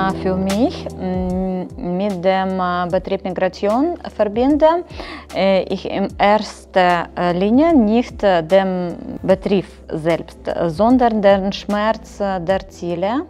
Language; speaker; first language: German; non-native, fluent; Ukrainian